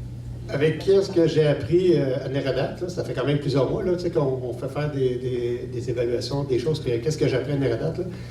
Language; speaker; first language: French; native; French